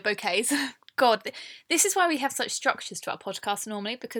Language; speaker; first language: English; native; English